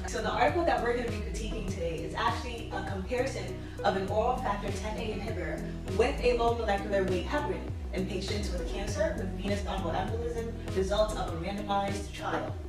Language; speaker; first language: English; native; English